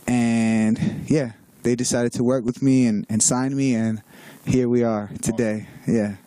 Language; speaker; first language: English; native; English